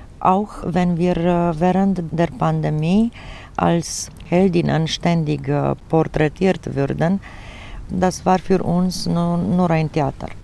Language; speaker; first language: German; non-native, fluent; Romanian